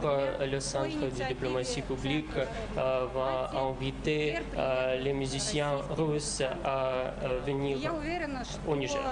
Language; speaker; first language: French; non-native, fluent; Russian